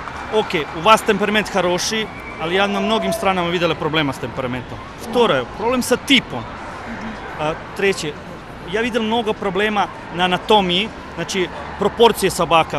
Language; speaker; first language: Russian; non-native, learner; Serbian